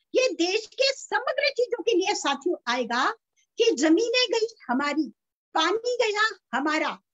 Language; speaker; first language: Hindi; native; Hindi